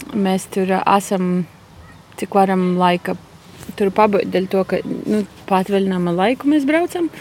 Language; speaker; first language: Latvian; native; Latvian